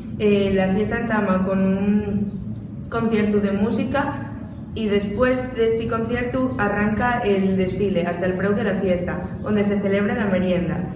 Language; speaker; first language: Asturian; non-native, local second language; Spanish